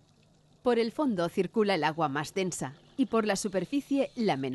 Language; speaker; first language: Spanish; native; Spanish